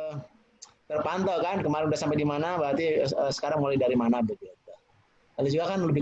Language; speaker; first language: Indonesian; native; Indonesian